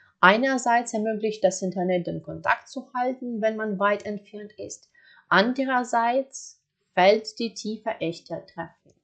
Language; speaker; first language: German; non-native, fluent; Ukrainian